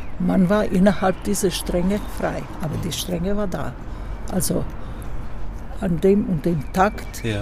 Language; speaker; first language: German; non-native, fluent; Croatian